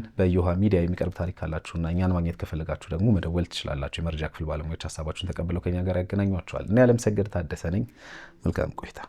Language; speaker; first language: Amharic; native; Amharic